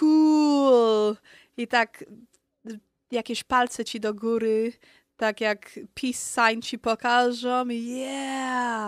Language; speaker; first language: Polish; early bilingual, heritage; Polish